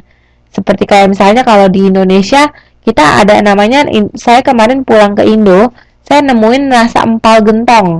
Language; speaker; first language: Indonesian; native; Indonesian